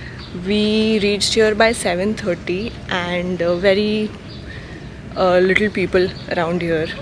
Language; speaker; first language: English; non-native, local second language; Hindi